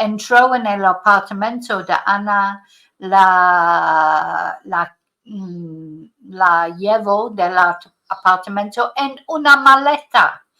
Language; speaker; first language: Spanish; non-native, fluent; English